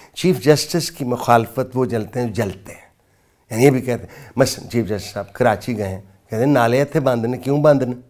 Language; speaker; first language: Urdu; non-native, local second language; Punjabi